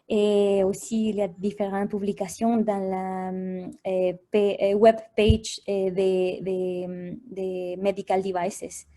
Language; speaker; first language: French; non-native, fluent; Spanish